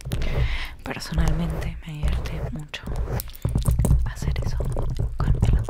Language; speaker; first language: Spanish; native; Spanish